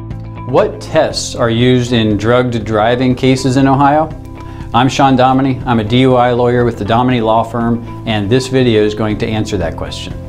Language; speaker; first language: English; native; English